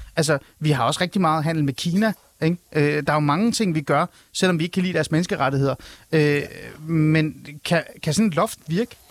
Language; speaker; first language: Danish; early bilingual, other home language; Persian